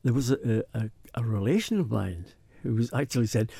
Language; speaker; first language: English; native; English